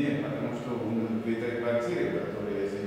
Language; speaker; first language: Russian; non-native, fluent; Georgian